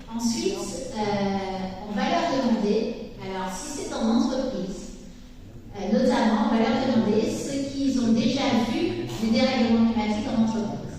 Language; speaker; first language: French; native; French